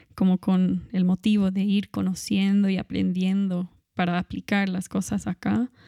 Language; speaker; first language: Spanish; non-native, fluent; English